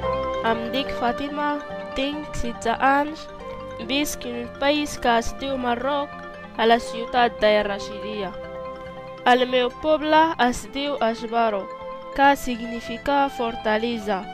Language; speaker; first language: Catalan; non-native, learner; Berber languages